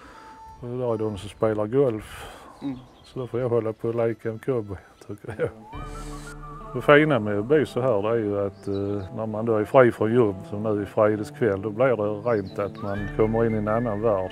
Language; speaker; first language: Swedish; native; Swedish